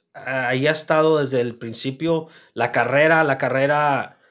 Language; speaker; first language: Spanish; early bilingual, other home language; English